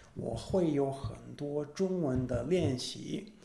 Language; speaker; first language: Chinese; non-native, fluent; English